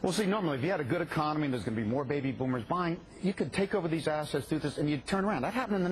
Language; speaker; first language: English; native; English